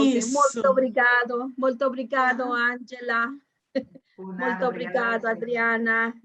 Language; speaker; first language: Portuguese; non-native, learner; Spanish